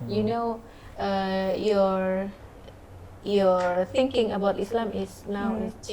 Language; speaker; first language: English; non-native, learner; Indonesian